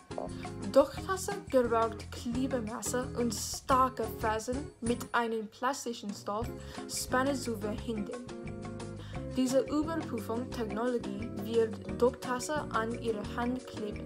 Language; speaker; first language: German; non-native, learner; English